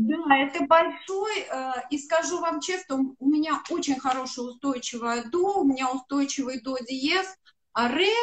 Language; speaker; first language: Russian; native; Russian